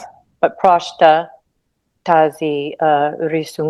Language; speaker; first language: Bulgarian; non-native, learner; English